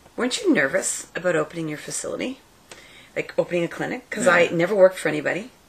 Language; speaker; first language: English; native; English